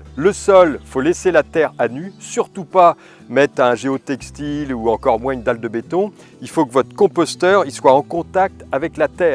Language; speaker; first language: French; native; French